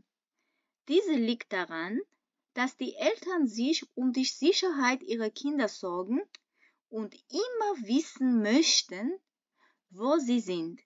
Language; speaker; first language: German; non-native, fluent; Armenian